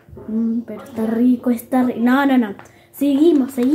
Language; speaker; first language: Spanish; native; Spanish